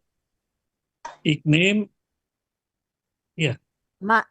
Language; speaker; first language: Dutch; non-native, learner; Indonesian